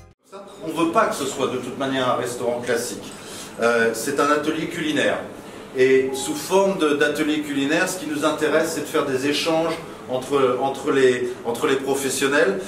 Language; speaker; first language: French; native; French